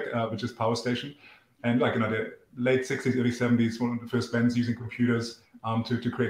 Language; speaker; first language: English; non-native, fluent; German